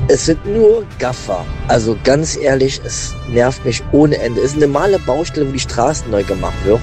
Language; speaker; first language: German; native; German